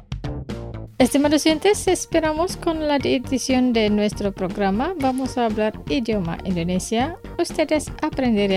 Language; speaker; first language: Spanish; non-native, fluent; Indonesian